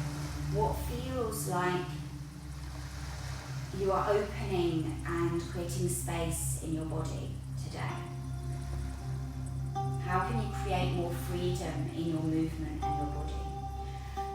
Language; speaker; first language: English; native; English